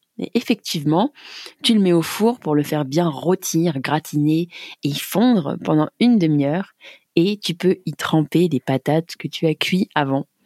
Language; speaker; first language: French; native; French